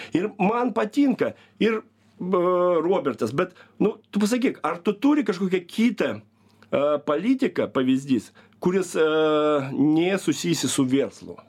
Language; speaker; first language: Lithuanian; non-native, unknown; Russian